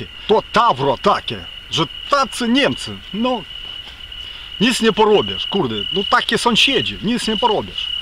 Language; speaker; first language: Polish; non-native, fluent; Ukrainian